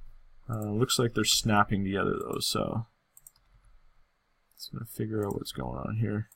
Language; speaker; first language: English; native; English